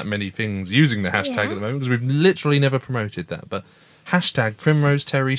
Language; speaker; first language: English; native; English